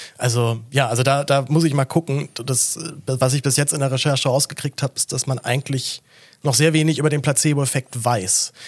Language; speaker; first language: German; native; German